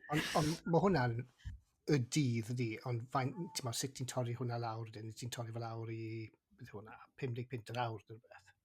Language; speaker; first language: Welsh; native; Welsh